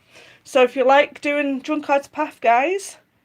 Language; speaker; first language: English; native; English